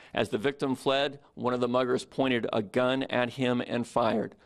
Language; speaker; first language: English; native; English